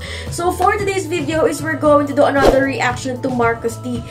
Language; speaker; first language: English; non-native, local second language; Filipino